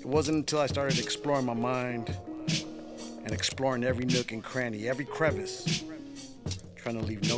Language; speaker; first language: English; native; English